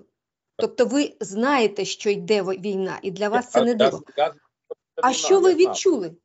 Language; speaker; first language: Ukrainian; native; Ukrainian